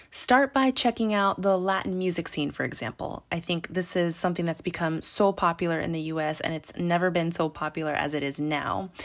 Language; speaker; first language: English; early bilingual, other home language; Spanish